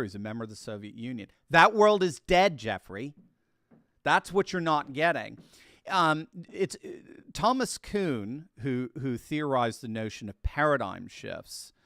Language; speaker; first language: English; native; English